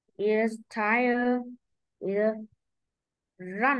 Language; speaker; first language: English; non-native, learner; Vietnamese